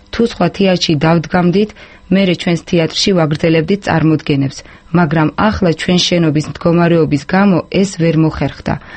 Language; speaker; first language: Georgian; non-native, local second language; Azerbaijani